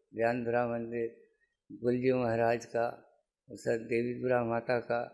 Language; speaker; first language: Hindi; native; Hindi